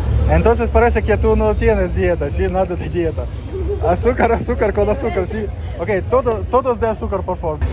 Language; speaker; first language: Spanish; non-native, learner; Russian